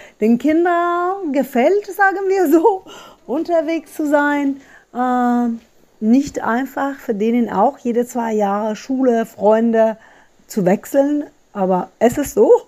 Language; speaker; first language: German; non-native, fluent; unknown